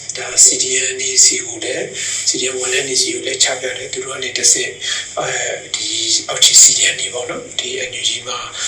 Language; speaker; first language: Burmese; native; Burmese